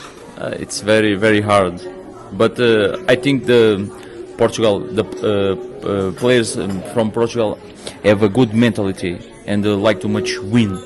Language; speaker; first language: English; non-native, learner; Portuguese